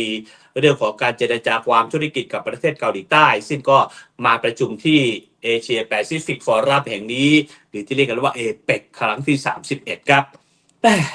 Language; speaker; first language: Thai; native; Thai